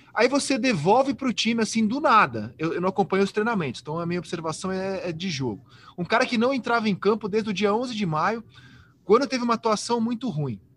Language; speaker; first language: Portuguese; native; Portuguese